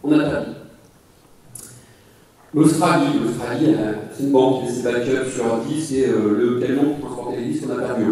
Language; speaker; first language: French; native; French